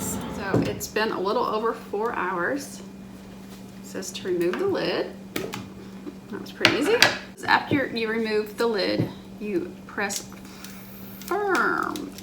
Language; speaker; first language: English; native; English